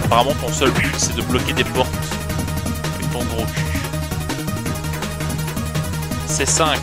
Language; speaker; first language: French; native; French